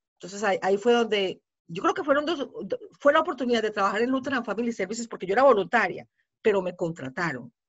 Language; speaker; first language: Spanish; native; Spanish